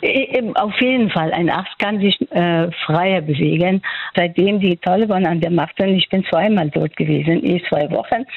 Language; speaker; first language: German; non-native, fluent; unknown